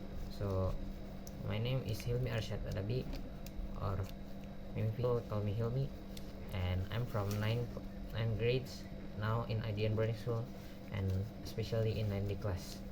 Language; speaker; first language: English; non-native, local second language; Indonesian